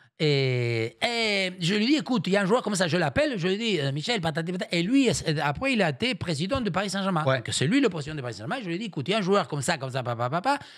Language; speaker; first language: French; non-native, fluent; Spanish